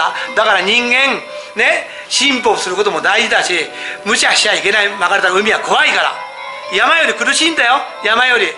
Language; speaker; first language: Japanese; native; Japanese